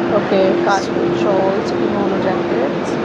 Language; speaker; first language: Hindi; native; Hindi